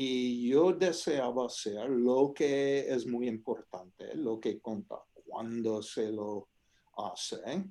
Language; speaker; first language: Spanish; non-native, fluent; English